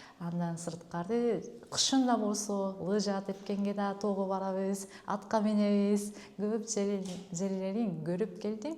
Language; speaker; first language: Kyrgyz; non-native, fluent; Japanese